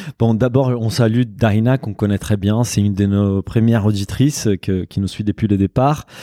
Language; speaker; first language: French; non-native, fluent; Portuguese